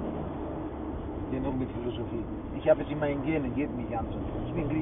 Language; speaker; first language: German; non-native, learner; Greek